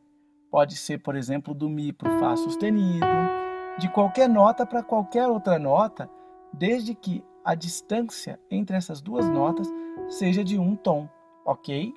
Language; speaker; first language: Portuguese; native; Portuguese